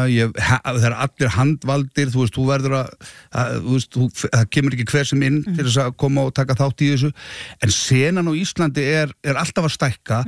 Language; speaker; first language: Icelandic; native; Icelandic